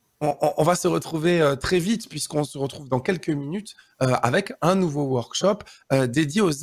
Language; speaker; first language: French; native; French